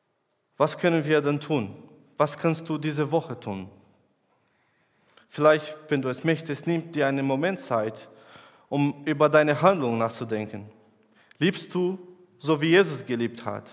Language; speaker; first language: German; non-native, fluent; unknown